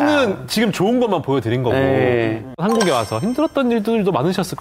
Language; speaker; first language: Korean; native; Korean